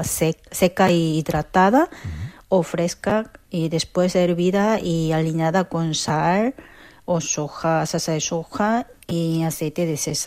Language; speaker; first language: Spanish; non-native, fluent; Korean